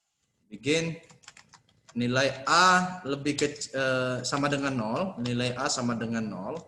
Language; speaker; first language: Indonesian; native; Indonesian